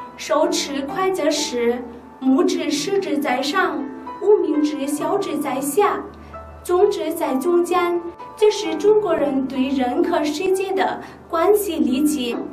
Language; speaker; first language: Chinese; non-native, fluent; Nepali